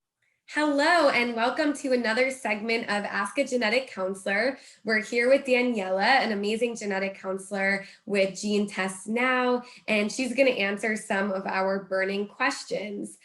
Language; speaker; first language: English; native; English